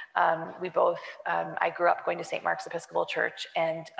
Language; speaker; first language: English; native; English